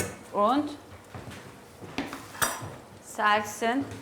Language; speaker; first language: German; non-native, learner; Turkish